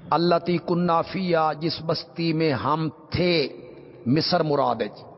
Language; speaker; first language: Urdu; non-native, local second language; Punjabi